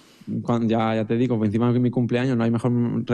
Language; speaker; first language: Spanish; native; Spanish